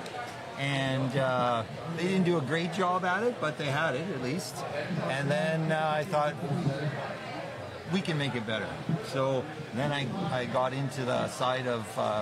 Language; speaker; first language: English; native; English